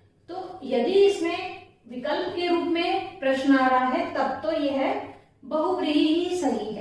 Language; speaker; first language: Hindi; native; Hindi